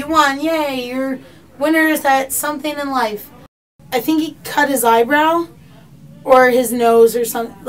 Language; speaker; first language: English; native; English